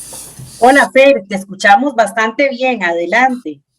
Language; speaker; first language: Spanish; native; Spanish